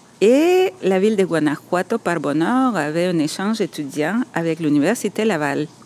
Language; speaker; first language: French; non-native, fluent; Spanish